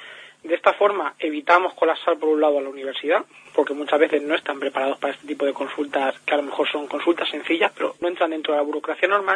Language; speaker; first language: Spanish; native; Spanish